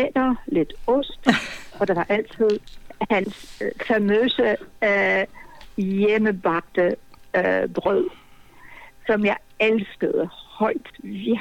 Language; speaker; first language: Danish; non-native, fluent; Polish